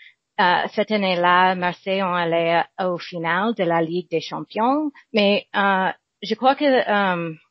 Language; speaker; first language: French; non-native, learner; English